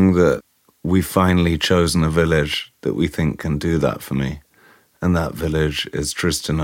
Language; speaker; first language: English; native; English